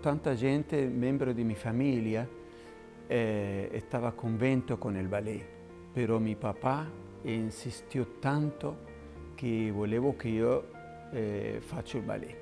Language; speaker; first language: Italian; non-native, learner; Spanish